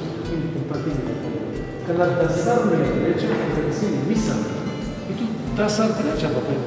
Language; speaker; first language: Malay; non-native, fluent; Hebrew